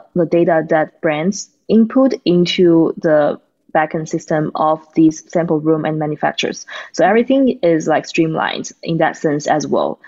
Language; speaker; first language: English; non-native, fluent; Chinese